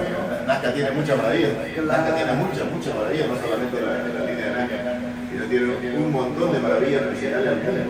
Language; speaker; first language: Spanish; native; Spanish